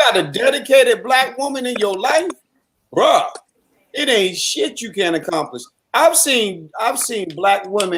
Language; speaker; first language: English; native; English